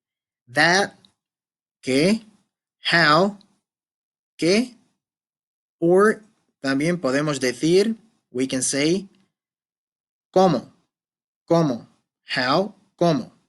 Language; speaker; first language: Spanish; non-native, fluent; Arabic